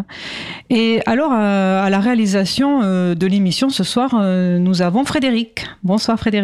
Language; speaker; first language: French; native; French